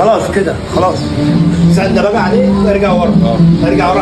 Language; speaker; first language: Arabic; native; Arabic